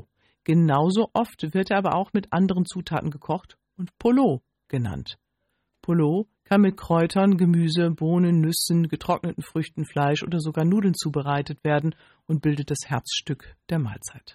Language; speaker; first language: German; native; German